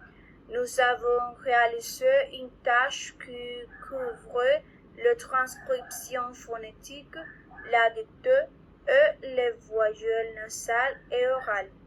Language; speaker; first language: French; non-native, learner; Spanish